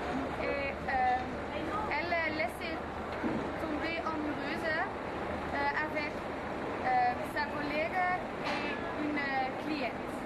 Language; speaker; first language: French; non-native, learner; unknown